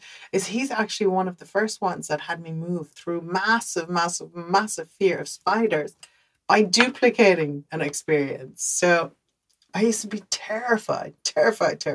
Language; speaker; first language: English; early bilingual, other home language; Dutch